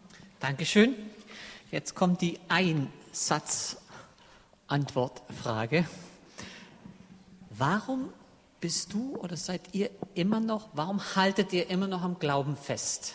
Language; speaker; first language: German; native; German